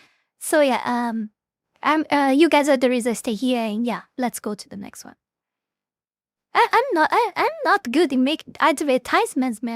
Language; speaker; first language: English; non-native, fluent; Portuguese